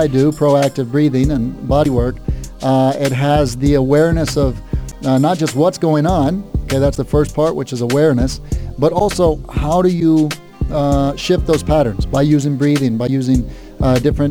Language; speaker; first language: English; native; English